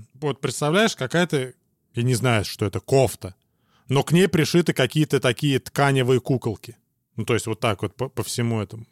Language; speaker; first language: Russian; native; Russian